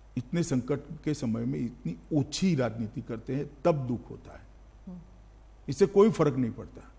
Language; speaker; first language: Hindi; non-native, local second language; Gujarati